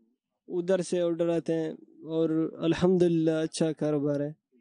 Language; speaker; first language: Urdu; non-native, local second language; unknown